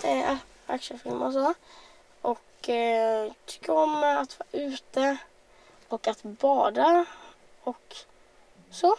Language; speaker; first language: Swedish; native; Swedish